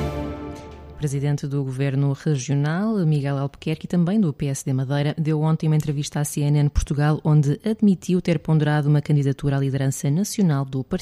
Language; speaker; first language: Portuguese; native; Portuguese